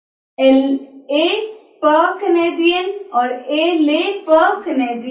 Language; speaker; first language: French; non-native, fluent; Hindi